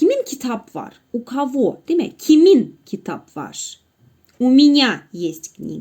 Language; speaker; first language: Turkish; non-native, fluent; Russian